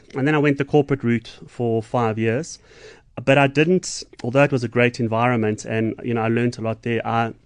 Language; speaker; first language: English; native; English